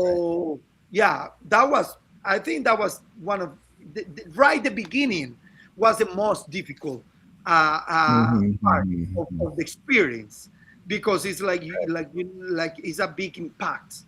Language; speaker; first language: English; non-native, fluent; Spanish